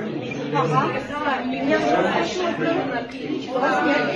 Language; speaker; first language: Russian; native; Russian